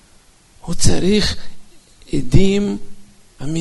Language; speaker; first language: Hebrew; non-native, fluent; Russian